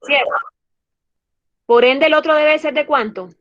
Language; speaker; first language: Spanish; native; Spanish